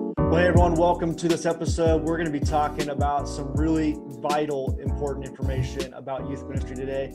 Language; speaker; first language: English; native; English